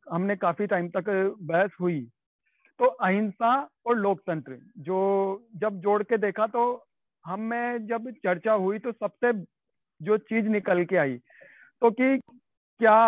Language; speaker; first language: Hindi; native; Hindi